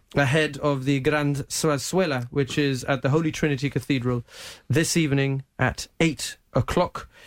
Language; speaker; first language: English; native; English